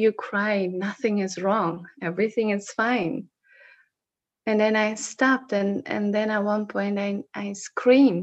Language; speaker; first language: English; non-native, fluent; Dutch